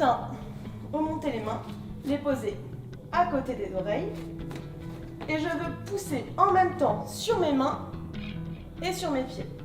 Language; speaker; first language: French; native; French